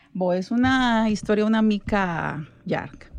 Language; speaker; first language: Catalan; non-native, learner; Spanish